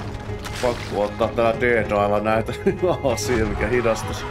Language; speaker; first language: Finnish; native; Finnish